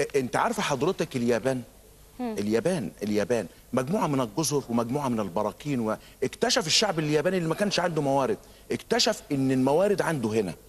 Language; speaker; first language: Arabic; native; Arabic